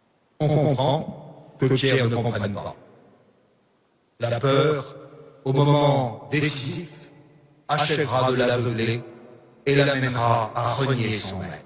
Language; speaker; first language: French; native; French